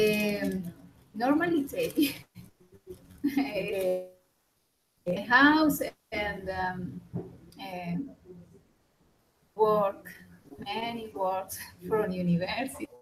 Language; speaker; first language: English; non-native, learner; Spanish